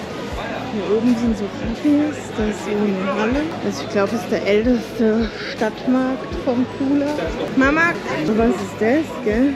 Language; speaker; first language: German; native; German